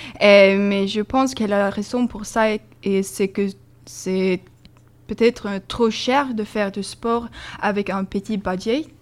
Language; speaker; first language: French; non-native, learner; Swedish